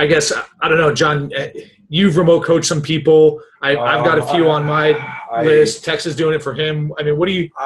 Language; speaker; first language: English; native; English